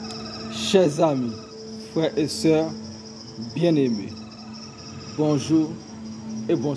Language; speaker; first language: French; non-native, local second language; Haitian Creole